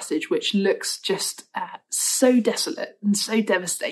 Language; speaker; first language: English; native; English